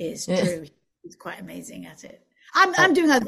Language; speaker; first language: English; native; English